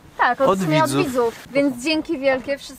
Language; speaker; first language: Polish; native; Polish